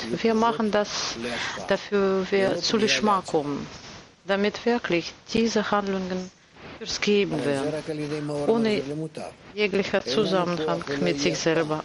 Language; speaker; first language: German; non-native, fluent; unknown